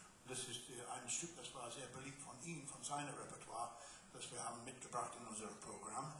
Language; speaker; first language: German; non-native, learner; English